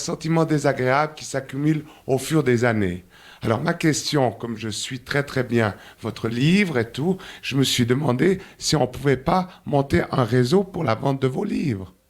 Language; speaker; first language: French; native; French